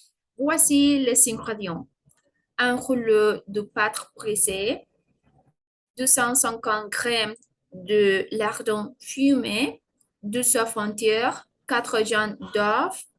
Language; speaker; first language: French; non-native, learner; Spanish